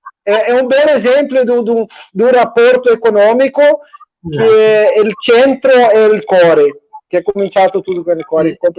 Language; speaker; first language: Italian; non-native, fluent; Portuguese